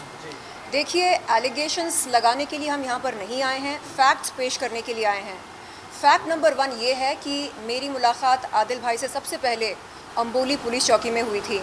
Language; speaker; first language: Hindi; native; Hindi